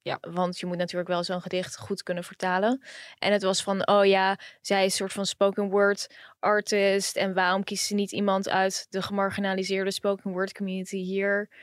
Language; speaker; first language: Dutch; native; Dutch